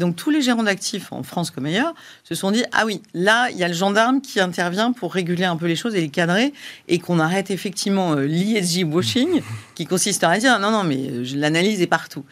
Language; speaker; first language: French; native; French